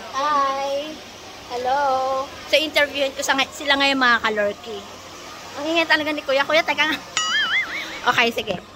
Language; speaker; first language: Filipino; native; Filipino